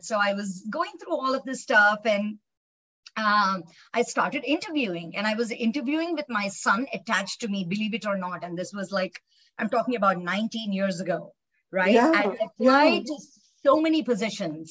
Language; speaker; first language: English; non-native, local second language; Telugu